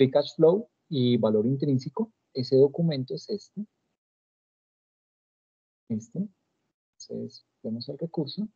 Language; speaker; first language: Spanish; native; Spanish